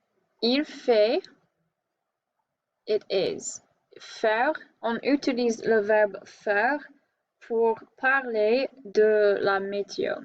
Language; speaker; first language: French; non-native, fluent; English